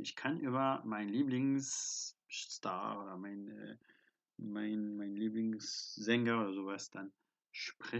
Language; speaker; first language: German; non-native, fluent; French